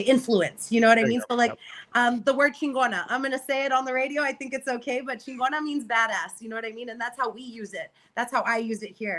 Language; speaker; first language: English; native; English